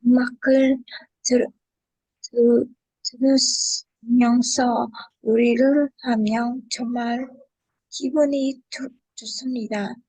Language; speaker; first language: Korean; non-native, learner; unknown